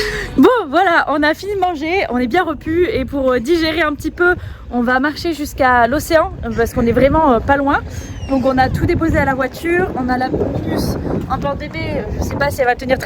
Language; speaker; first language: French; native; French